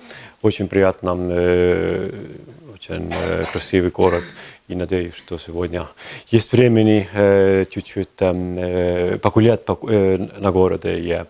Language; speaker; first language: Russian; non-native, learner; Estonian